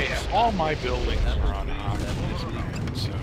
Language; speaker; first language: English; native; English